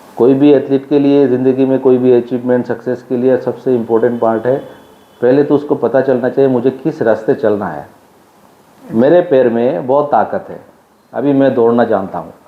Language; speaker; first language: Hindi; non-native, local second language; Bangla